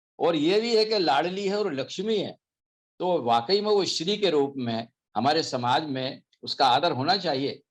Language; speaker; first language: Hindi; native; Hindi